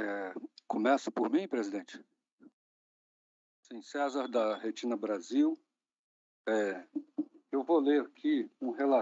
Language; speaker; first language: Portuguese; native; Portuguese